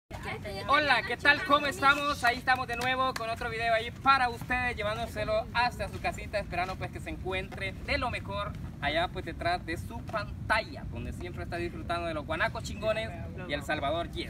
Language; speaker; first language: Spanish; native; Spanish